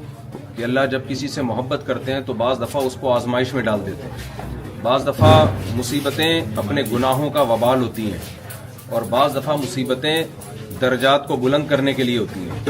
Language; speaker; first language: Urdu; native; Urdu